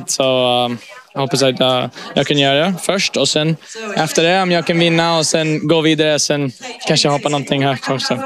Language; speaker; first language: Swedish; early bilingual, heritage; English